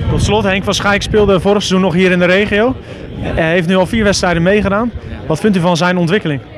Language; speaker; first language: Dutch; native; Dutch